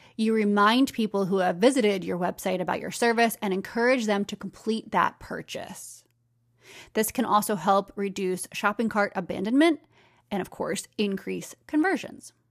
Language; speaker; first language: English; native; English